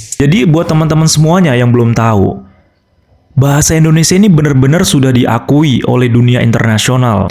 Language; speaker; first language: Indonesian; native; Indonesian